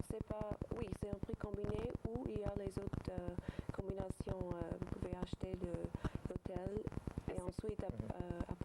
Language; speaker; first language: French; non-native, learner; English